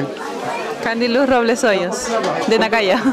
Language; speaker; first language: Spanish; native; Spanish